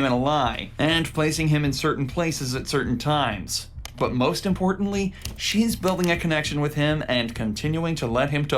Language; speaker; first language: English; native; English